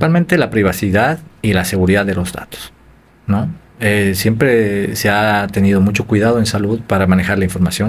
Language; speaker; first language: Spanish; native; Spanish